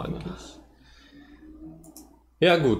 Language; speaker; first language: German; native; German